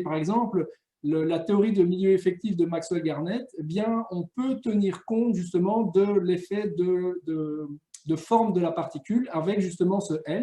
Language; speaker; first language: French; native; French